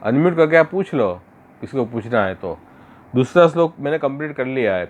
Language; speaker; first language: Hindi; non-native, local second language; Gujarati